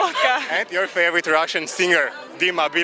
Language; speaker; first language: English; non-native, fluent; Slovenian